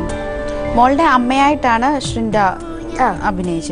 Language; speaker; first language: Malayalam; native; Malayalam